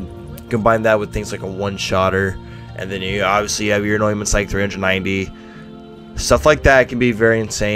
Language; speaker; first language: English; native; English